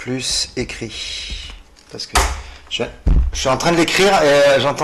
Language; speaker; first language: French; native; French